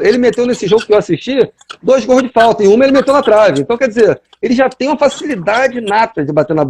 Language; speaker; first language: Portuguese; native; Portuguese